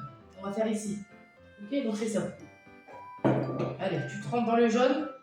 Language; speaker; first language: French; native; French